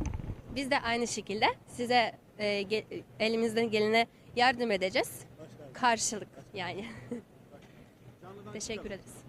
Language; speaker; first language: Turkish; non-native, learner; Russian